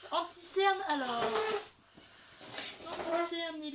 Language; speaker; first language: French; native; French